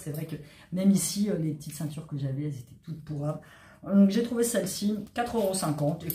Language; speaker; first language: French; native; French